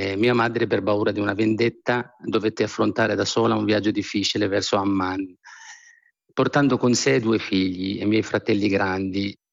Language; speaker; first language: Italian; non-native, fluent; Arabic